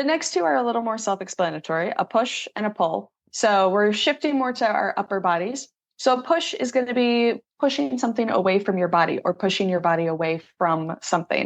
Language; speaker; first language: English; native; English